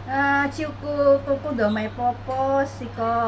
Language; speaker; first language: Cantonese; non-native, learner; Indonesian